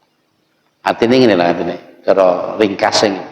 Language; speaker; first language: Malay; non-native, local second language; Javanese